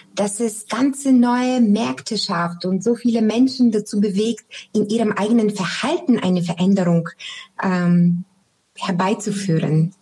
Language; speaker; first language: German; non-native, fluent; Bulgarian